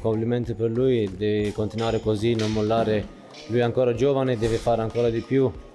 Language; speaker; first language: Italian; non-native, fluent; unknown